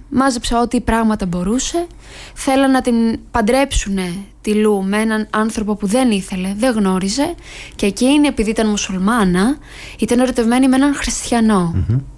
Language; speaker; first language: Greek; early bilingual, other home language; Albanian